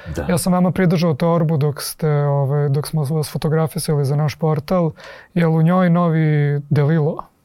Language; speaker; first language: Serbian; native; Serbian